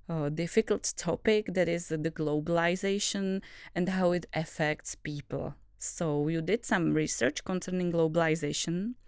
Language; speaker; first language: English; non-native, fluent; Czech